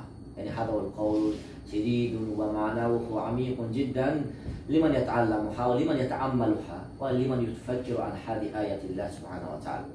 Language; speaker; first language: Arabic; non-native, learner; Uzbek